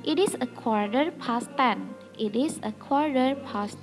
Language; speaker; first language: English; non-native, fluent; Indonesian